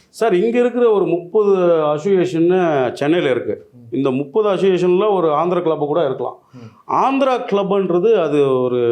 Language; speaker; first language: Tamil; non-native, local second language; Telugu